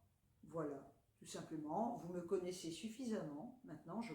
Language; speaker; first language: French; native; French